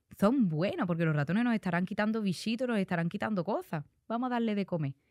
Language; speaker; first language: Spanish; native; Spanish